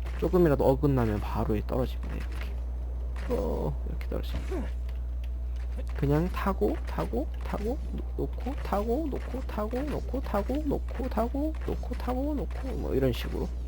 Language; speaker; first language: Korean; native; Korean